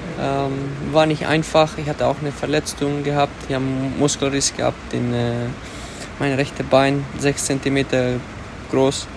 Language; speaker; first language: German; early bilingual, other home language; Romanian